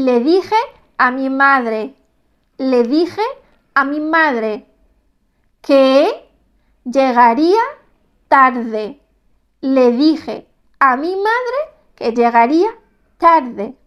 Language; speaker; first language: Spanish; non-native, fluent; Arabic